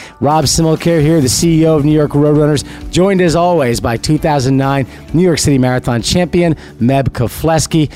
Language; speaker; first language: English; native; English